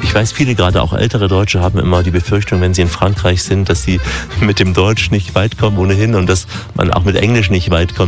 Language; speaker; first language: German; native; German